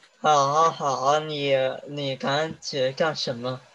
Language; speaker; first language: Chinese; early bilingual, heritage; Chinese